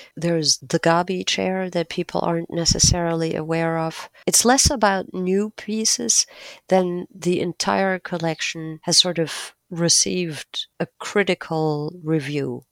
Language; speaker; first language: English; non-native, fluent; German